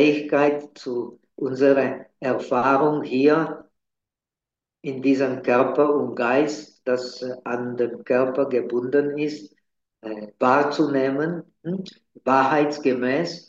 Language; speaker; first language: German; non-native, fluent; Czech